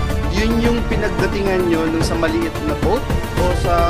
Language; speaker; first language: Filipino; native; Filipino